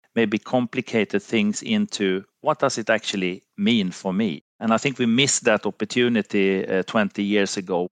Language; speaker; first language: English; non-native, fluent; Finnish